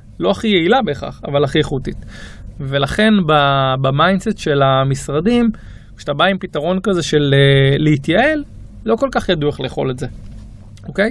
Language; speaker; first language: Hebrew; native; Hebrew